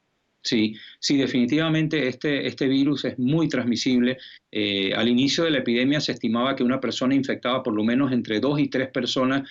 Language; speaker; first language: Spanish; native; Spanish